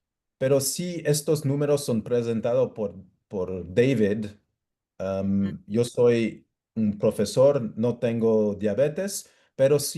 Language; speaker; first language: Spanish; non-native, fluent; English